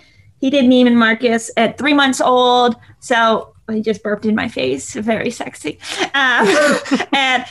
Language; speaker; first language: English; native; English